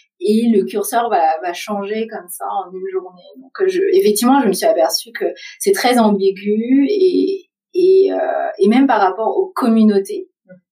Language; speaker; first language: French; early bilingual, other home language; Vietnamese